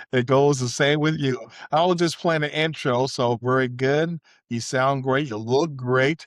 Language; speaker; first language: English; native; English